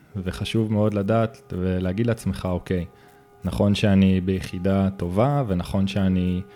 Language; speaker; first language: Hebrew; native; Hebrew